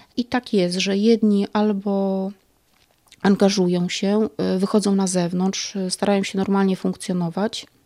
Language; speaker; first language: Polish; native; Polish